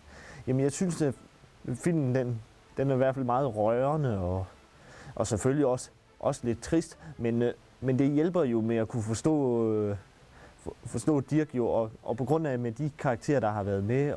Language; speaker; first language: Danish; native; Danish